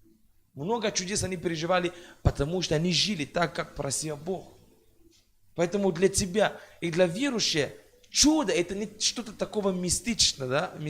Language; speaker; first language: Russian; non-native, fluent; French